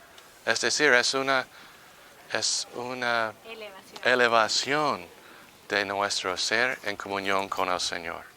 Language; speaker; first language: Spanish; non-native, fluent; English